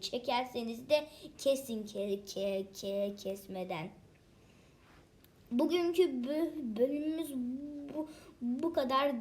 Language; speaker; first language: Turkish; native; Turkish